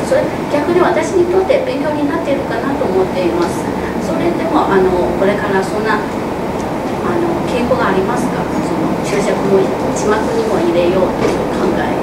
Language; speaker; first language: Japanese; non-native, fluent; Chinese